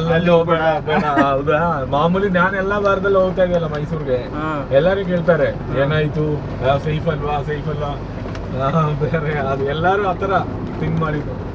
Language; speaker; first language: Kannada; non-native, fluent; Malayalam